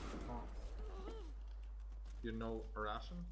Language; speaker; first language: English; non-native, learner; Russian